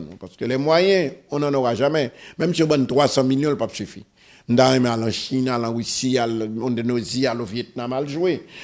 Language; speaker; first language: French; non-native, local second language; Haitian Creole